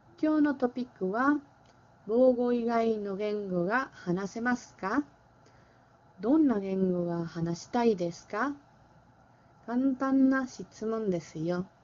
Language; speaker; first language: Japanese; non-native, learner; Spanish